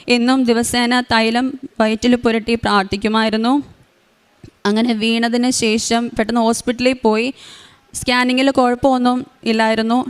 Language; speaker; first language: Malayalam; native; Malayalam